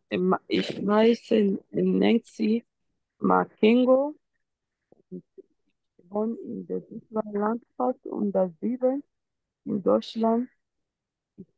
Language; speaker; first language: German; non-native, learner; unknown